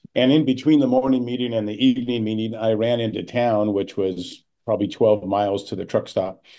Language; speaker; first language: English; native; English